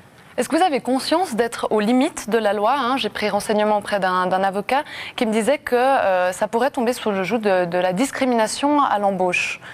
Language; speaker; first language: French; native; French